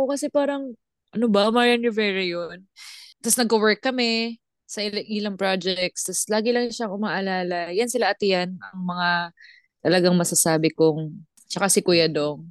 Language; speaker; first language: Filipino; non-native, local second language; Cebuano